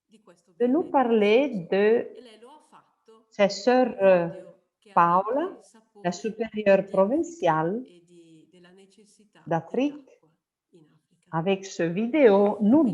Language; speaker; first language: French; non-native, fluent; Italian